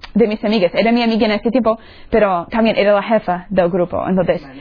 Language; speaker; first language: Spanish; non-native, fluent; English